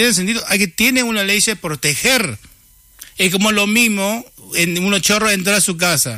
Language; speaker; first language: Spanish; non-native, learner; Chinese